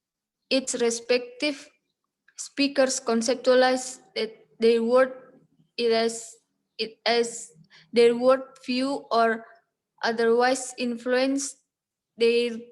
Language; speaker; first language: English; non-native, learner; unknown